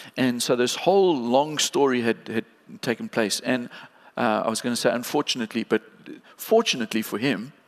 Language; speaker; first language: English; native; English